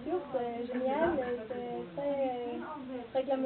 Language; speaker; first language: French; non-native, learner; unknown